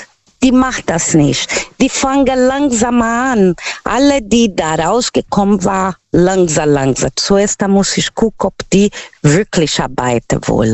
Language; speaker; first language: German; non-native, learner; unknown